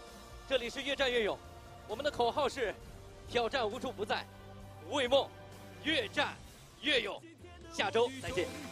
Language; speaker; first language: Chinese; native; Chinese